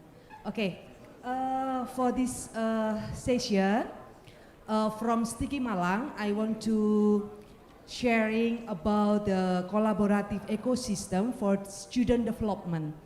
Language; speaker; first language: English; non-native, learner; Indonesian